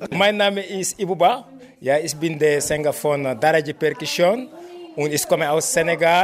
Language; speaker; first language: German; non-native, learner; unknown